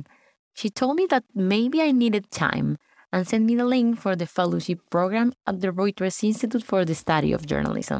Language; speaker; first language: English; non-native, fluent; Spanish